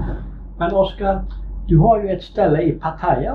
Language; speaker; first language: Swedish; native; Swedish